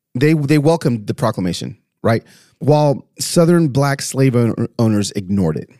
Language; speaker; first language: English; native; English